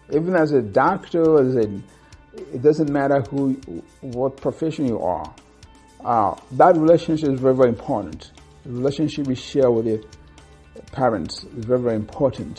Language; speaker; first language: English; non-native, local second language; Igbo